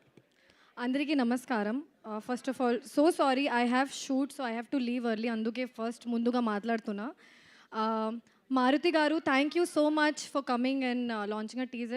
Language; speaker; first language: Telugu; non-native, local second language; Hindi